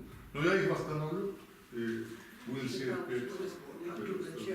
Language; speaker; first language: Russian; non-native, fluent; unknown